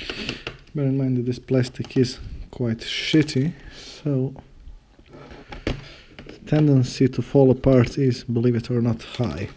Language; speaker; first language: English; non-native, fluent; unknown